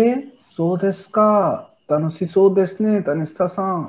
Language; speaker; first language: Japanese; non-native, learner; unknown